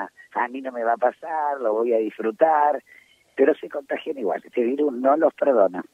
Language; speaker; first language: Spanish; native; Spanish